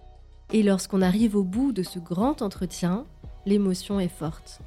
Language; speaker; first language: French; native; French